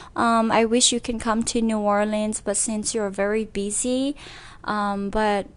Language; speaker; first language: Lao; non-native, local second language; Hmong